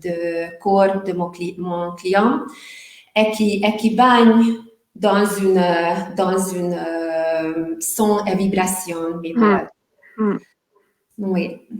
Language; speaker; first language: French; non-native, learner; Hungarian